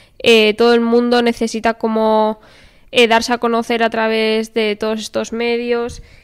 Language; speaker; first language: Spanish; native; Spanish